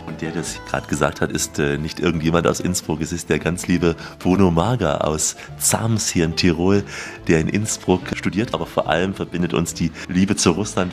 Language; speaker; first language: German; native; German